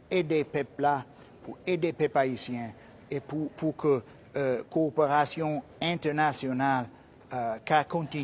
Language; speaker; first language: Haitian Creole; non-native, fluent; English